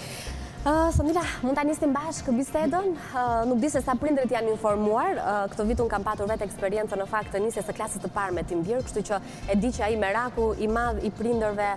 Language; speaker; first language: Albanian; native; Albanian